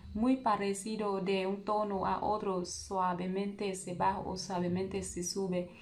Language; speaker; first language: Spanish; non-native, learner; Vietnamese